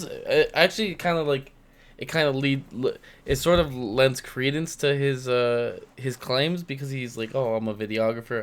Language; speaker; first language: English; native; English